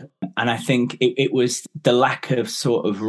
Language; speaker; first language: English; native; English